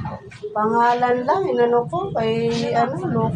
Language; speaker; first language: Filipino; native; Filipino